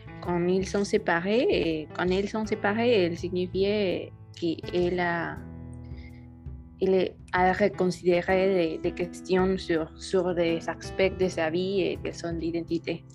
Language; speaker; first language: French; non-native, learner; Spanish